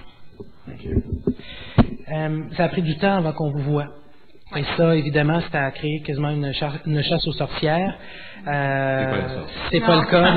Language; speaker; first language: French; native; French